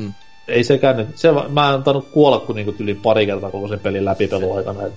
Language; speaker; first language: Finnish; native; Finnish